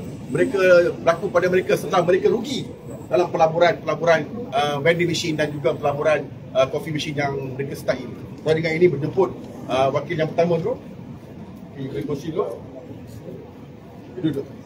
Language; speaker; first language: Malay; native; Malay